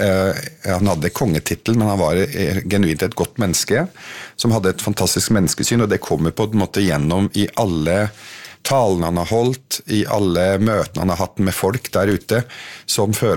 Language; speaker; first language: Norwegian; early bilingual, other home language; Arabic